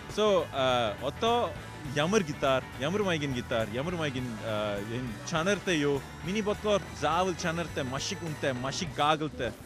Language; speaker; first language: Mongolian; non-native, learner; English